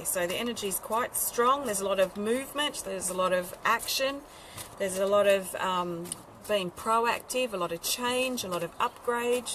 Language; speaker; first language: English; native; English